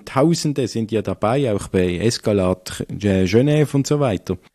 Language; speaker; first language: German; native; German